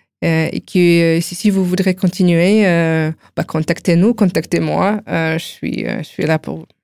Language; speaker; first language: French; non-native, fluent; Ukrainian